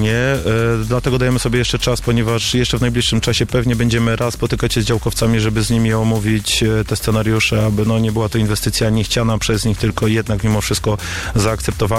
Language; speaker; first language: Polish; native; Polish